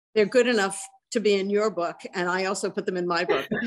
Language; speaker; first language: English; native; English